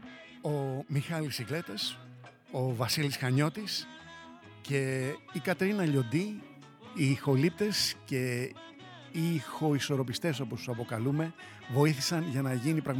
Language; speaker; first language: Greek; native; Greek